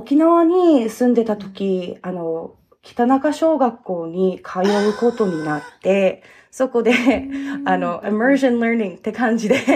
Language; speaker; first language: Japanese; early bilingual, heritage; English